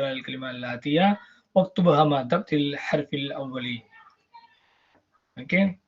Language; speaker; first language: Arabic; non-native, fluent; Tamil